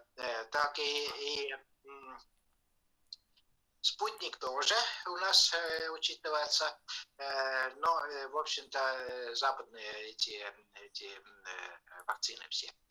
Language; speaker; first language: Russian; non-native, fluent; Estonian